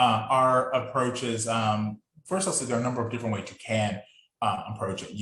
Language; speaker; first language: English; native; English